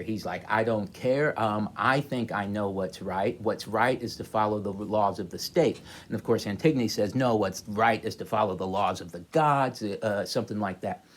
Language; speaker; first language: English; native; English